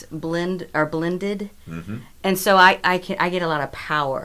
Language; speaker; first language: English; native; English